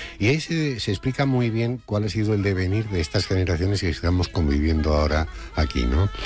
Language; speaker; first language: Spanish; native; Spanish